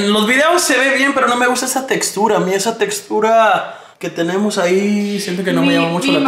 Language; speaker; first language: Spanish; native; Spanish